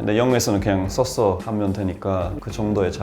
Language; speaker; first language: Korean; non-native, fluent; English